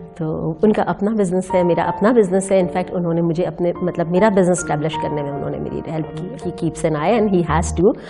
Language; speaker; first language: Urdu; native; Urdu